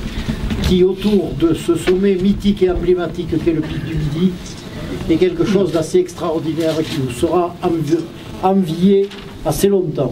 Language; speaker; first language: French; native; French